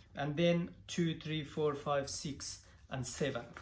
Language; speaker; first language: English; non-native, fluent; Persian